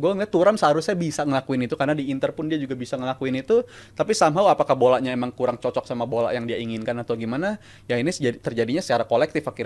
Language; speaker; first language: Indonesian; native; Indonesian